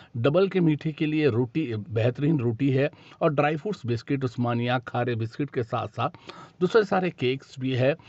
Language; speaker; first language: Hindi; non-native, local second language; Urdu